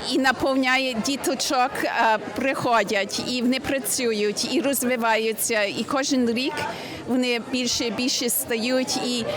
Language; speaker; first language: Ukrainian; early bilingual, heritage; Ukrainian